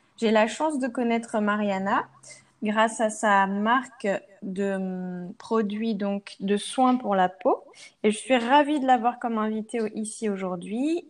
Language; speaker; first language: French; native; French